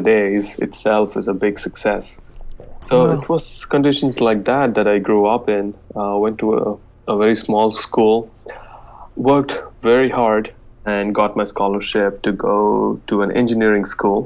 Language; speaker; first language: English; non-native, local second language; Telugu